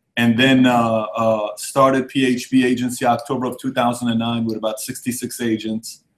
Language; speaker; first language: English; early bilingual, other home language; Persian